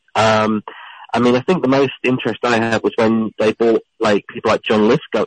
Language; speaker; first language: English; native; English